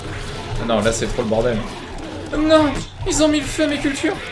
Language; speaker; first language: French; native; French